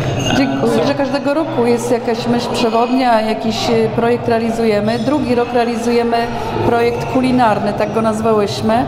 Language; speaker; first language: Polish; native; Polish